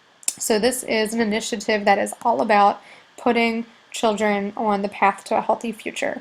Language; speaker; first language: English; native; English